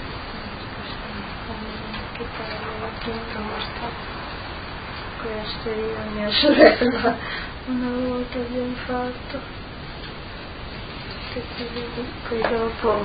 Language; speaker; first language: Italian; non-native, local second language; Slovenian